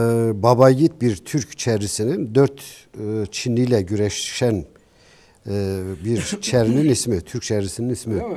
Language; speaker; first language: Turkish; native; Turkish